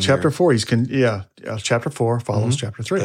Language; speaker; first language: English; native; English